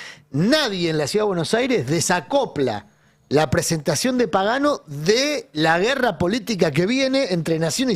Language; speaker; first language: Spanish; native; Spanish